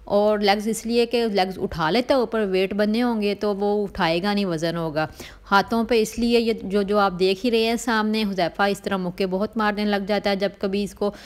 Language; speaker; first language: Urdu; non-native, local second language; Punjabi